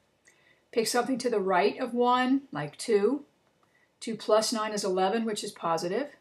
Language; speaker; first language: English; native; English